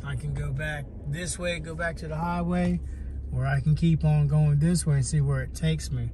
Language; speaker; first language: English; native; English